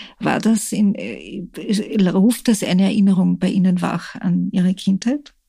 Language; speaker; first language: German; native; German